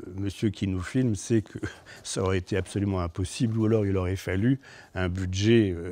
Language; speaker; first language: French; native; French